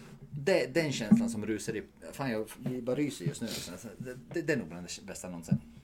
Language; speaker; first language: Swedish; non-native, fluent; Bosnian